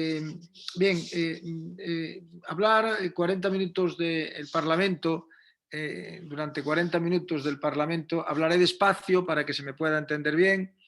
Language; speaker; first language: Spanish; native; Spanish